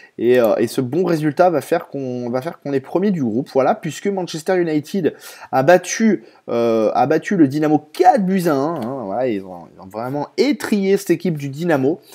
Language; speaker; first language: French; native; French